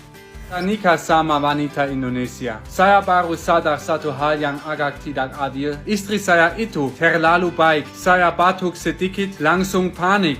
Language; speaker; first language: Indonesian; non-native, fluent; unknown